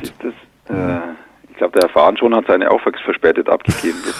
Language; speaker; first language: German; native; German